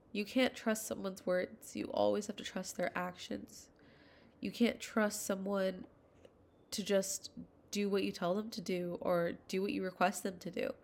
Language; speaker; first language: English; early bilingual, other home language; Hindi